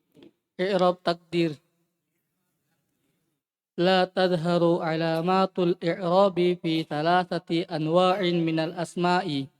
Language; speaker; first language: Arabic; non-native, learner; Indonesian